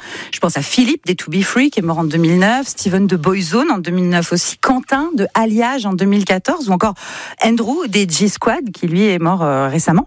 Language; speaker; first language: French; native; French